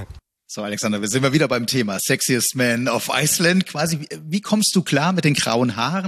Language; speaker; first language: German; native; German